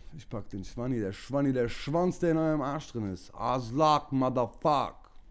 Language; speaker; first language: German; early bilingual, other home language; Turkish